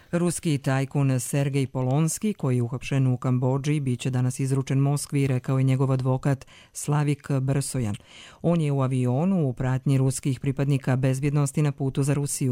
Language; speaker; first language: Croatian; native; Croatian